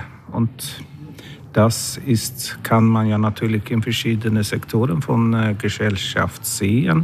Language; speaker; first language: German; non-native, learner; Swedish